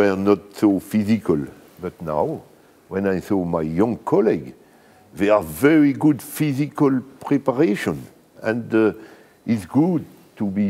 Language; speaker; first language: English; non-native, learner; French